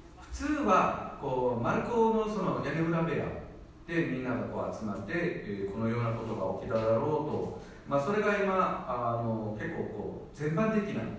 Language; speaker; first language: Japanese; non-native, fluent; Korean